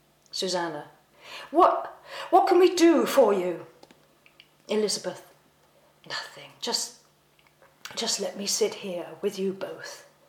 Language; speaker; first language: English; native; English